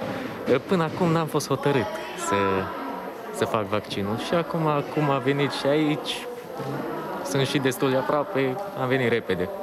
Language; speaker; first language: Romanian; non-native, local second language; Hungarian